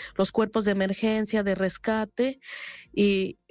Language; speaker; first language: Spanish; native; Spanish